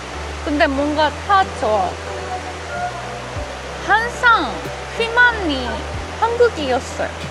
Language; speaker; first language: Korean; non-native, fluent; Japanese